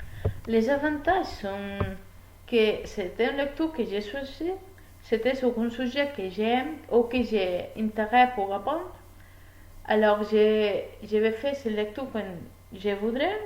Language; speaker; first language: French; non-native, learner; Spanish